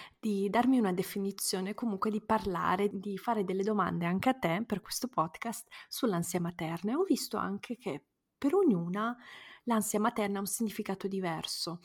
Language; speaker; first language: Italian; native; Italian